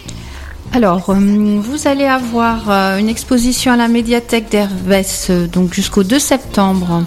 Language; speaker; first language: French; native; French